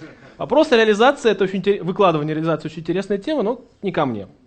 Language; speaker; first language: Russian; native; Russian